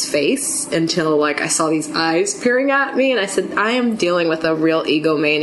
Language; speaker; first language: English; native; English